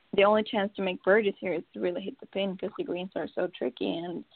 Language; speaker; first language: English; non-native, fluent; Swedish